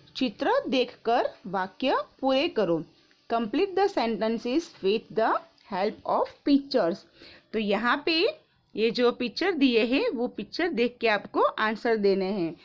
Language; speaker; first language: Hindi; non-native, local second language; Gujarati